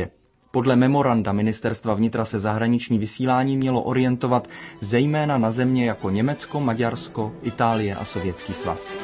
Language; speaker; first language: Czech; native; Czech